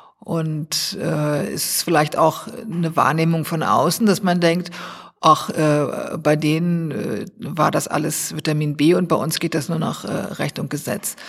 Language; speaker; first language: German; native; German